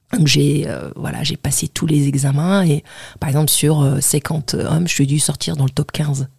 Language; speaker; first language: French; non-native, local second language; Arabic